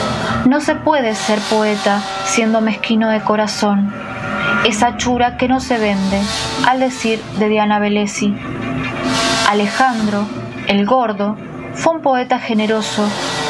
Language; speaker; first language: Spanish; native; Spanish